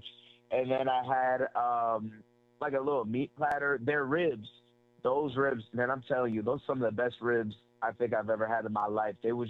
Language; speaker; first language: English; native; English